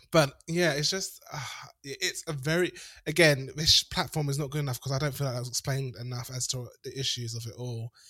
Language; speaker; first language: English; native; English